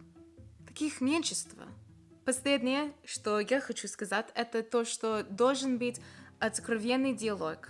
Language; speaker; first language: Russian; non-native, fluent; English